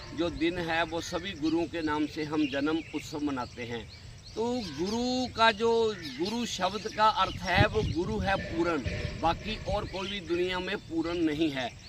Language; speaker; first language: Hindi; non-native, local second language; Punjabi